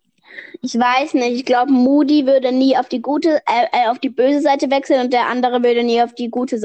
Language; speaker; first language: German; native; German